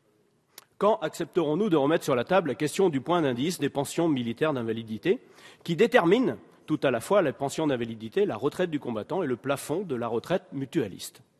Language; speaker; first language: French; native; French